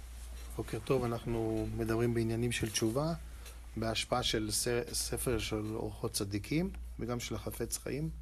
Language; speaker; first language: Hebrew; native; Hebrew